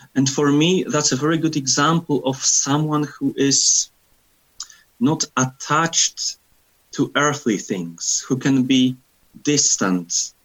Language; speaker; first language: English; non-native, fluent; Polish